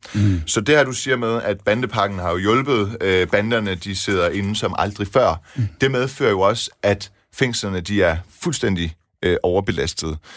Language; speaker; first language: Danish; early bilingual, other home language; Persian